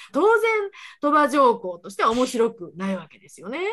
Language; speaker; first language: Japanese; native; Japanese